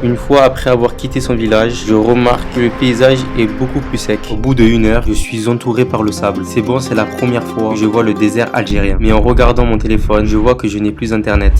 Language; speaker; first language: French; native; French